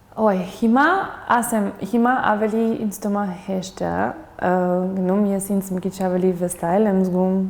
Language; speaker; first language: Armenian; non-native, fluent; Spanish